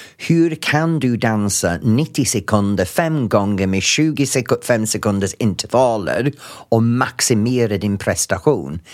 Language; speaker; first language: Swedish; non-native, fluent; English